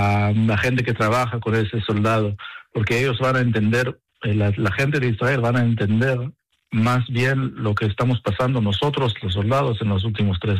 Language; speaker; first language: Spanish; non-native, learner; Hebrew